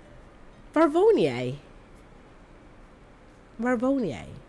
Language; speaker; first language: Dutch; non-native, fluent; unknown